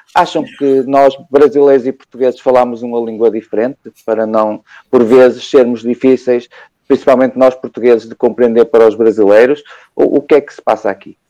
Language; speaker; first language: Portuguese; native; Portuguese